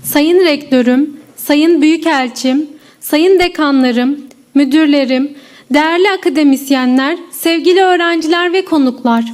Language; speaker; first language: Turkish; native; Turkish